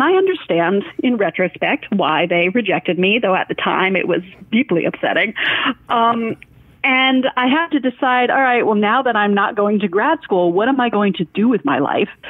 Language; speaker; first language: English; native; English